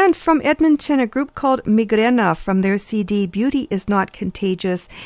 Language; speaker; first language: English; early bilingual, other home language; Ukrainian